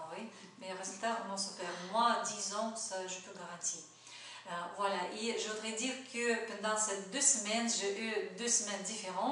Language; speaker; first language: French; non-native, fluent; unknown